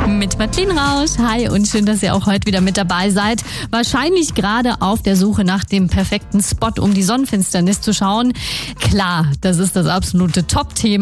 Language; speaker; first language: German; native; German